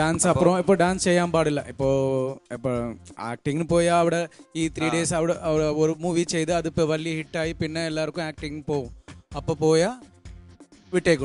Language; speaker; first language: Malayalam; non-native, local second language; Tamil